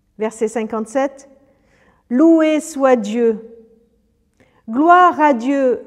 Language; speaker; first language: French; early bilingual, other home language; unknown